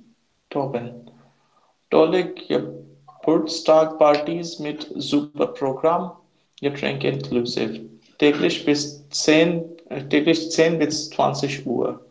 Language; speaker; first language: German; non-native, learner; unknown